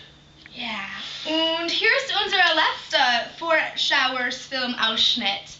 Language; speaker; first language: German; non-native, learner; English